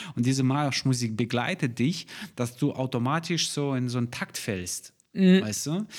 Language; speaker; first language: German; non-native, fluent; Russian